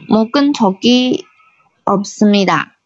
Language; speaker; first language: Korean; non-native, learner; Chinese